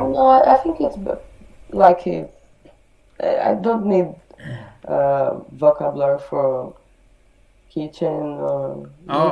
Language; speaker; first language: English; non-native, learner; Portuguese